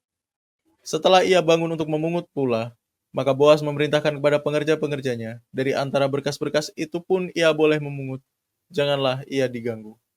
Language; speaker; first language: Indonesian; native; Indonesian